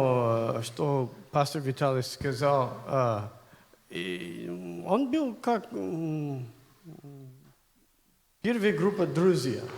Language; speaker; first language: Russian; non-native, learner; English